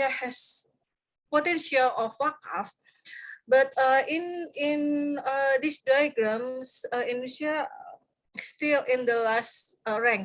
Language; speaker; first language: English; non-native, fluent; Indonesian